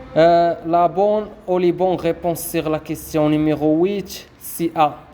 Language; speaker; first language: French; non-native, local second language; Arabic